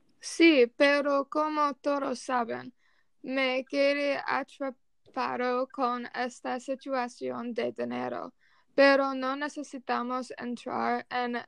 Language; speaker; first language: Spanish; non-native, learner; English